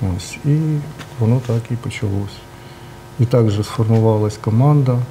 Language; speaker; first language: Ukrainian; non-native, local second language; Russian